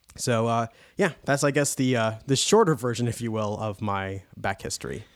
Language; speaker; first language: English; native; English